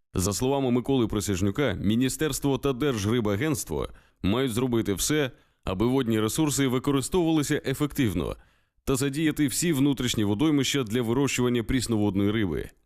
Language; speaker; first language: Ukrainian; native; Ukrainian